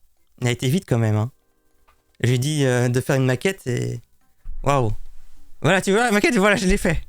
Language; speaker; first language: French; native; French